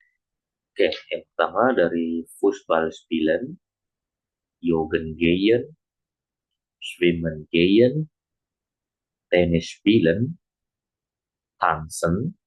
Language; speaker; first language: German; non-native, fluent; Indonesian